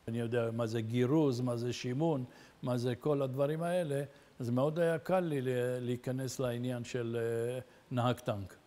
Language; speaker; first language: Hebrew; early bilingual, other home language; Arabic